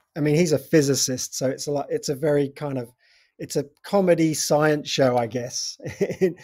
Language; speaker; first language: English; native; English